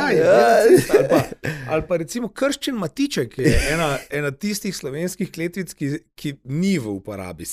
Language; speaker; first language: Slovenian; native; Slovenian